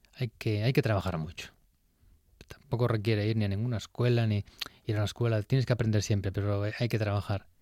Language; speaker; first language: Spanish; native; Spanish